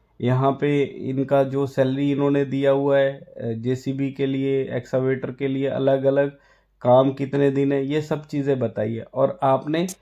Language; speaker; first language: Hindi; non-native, local second language; Punjabi